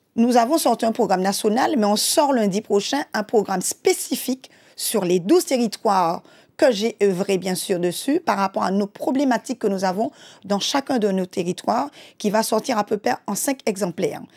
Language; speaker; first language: French; native; French